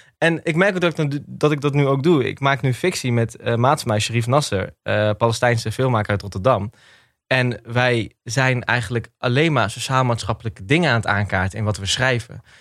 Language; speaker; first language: Dutch; early bilingual, other home language; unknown